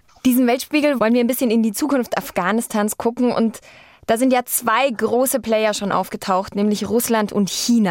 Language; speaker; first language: German; native; German